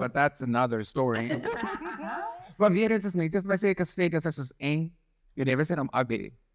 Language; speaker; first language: English; non-native, local second language; Afrikaans